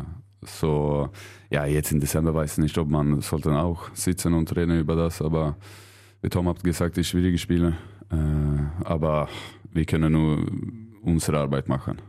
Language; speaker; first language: German; non-native, learner; Swedish